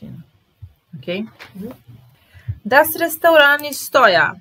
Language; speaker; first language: German; non-native, fluent; Serbian